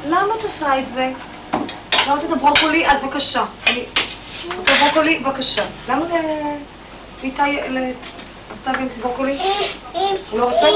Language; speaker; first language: Hebrew; non-native, fluent; Portuguese